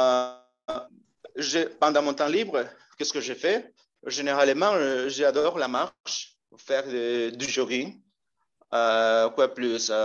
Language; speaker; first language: French; non-native, learner; Spanish